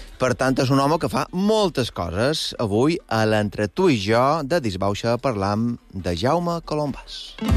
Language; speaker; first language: Catalan; native; Catalan